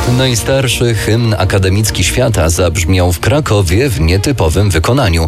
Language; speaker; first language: Polish; native; Polish